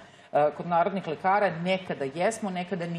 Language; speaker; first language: Serbian; native; Serbian